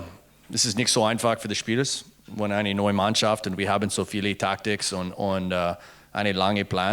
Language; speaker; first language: German; non-native, learner; English